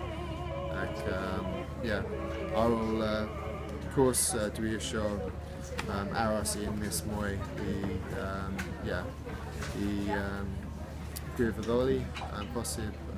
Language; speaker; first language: Welsh; non-native, learner; English